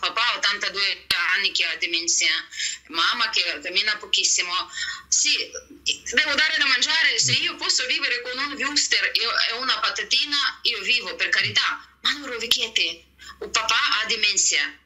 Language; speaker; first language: Italian; non-native, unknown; Russian